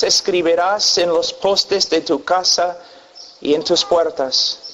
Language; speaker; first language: Spanish; non-native, fluent; English